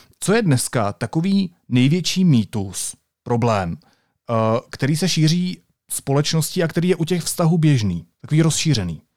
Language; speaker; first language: Czech; native; Czech